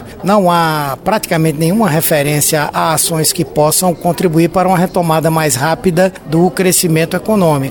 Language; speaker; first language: Portuguese; native; Portuguese